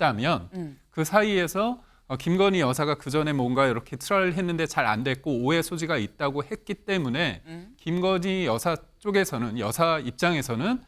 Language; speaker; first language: Korean; native; Korean